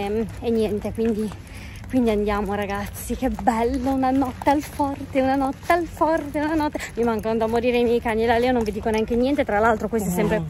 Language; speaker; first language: Italian; native; Italian